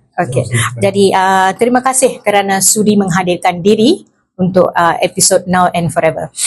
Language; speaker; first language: Malay; non-native, local second language; Tamil